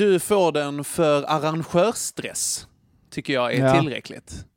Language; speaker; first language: Swedish; native; Swedish